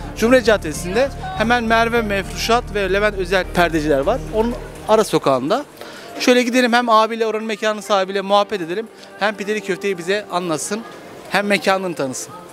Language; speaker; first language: Turkish; native; Turkish